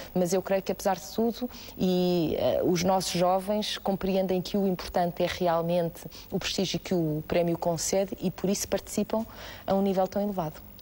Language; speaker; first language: Portuguese; native; Portuguese